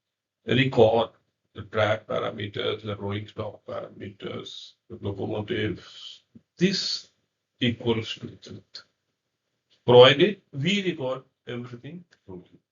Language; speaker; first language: English; non-native, local second language; Hindi